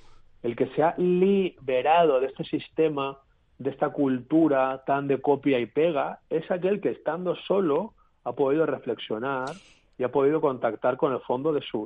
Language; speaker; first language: Spanish; native; Spanish